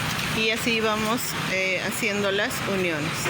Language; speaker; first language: Spanish; native; Spanish